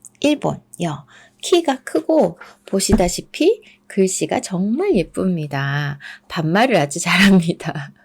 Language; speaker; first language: Korean; native; Korean